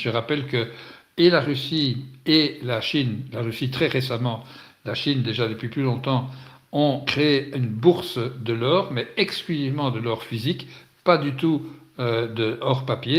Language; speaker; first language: French; native; French